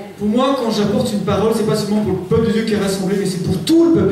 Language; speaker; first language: French; native; French